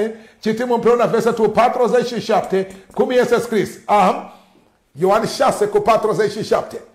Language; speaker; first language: Romanian; non-native, learner; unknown